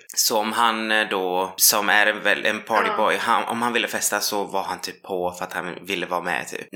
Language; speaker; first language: Swedish; native; Swedish